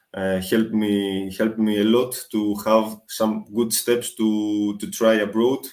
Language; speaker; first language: English; non-native, fluent; Greek